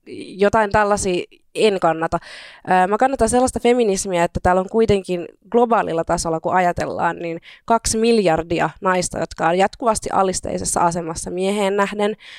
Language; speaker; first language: Finnish; native; Finnish